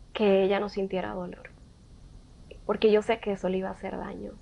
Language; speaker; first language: Spanish; native; Spanish